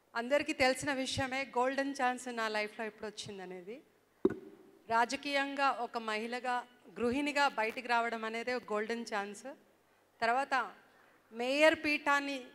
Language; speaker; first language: Telugu; native; Telugu